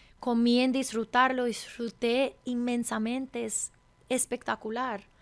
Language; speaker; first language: Spanish; early bilingual, heritage; Spanish